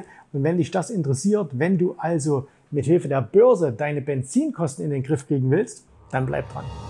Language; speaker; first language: German; native; German